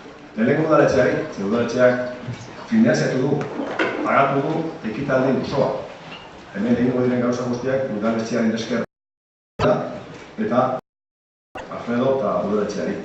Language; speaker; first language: Basque; native; Basque